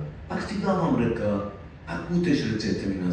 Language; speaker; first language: Bulgarian; non-native, fluent; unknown